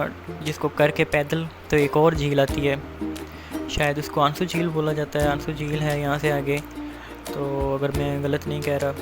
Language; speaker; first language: Urdu; native; Urdu